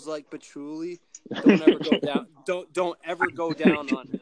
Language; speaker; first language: English; native; English